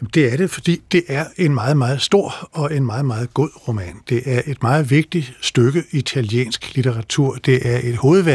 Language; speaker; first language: Danish; native; Danish